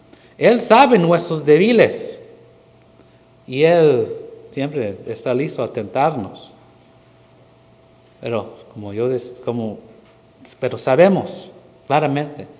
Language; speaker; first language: Spanish; non-native, fluent; English